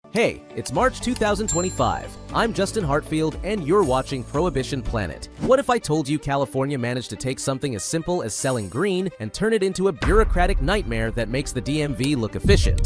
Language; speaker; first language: English; native; English